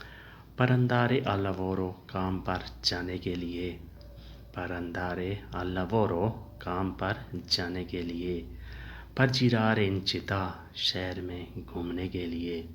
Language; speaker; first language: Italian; non-native, learner; Urdu